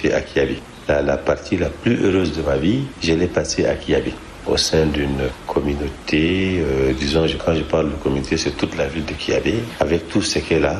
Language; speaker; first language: French; non-native, local second language; Arabic